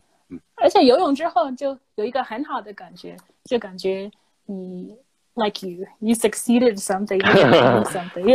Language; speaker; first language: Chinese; non-native, fluent; English